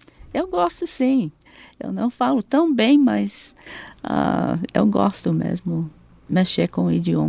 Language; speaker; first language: Portuguese; non-native, fluent; English